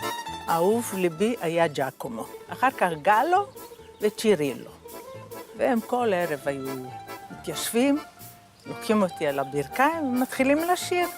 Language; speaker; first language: Hebrew; early bilingual, other home language; Croatian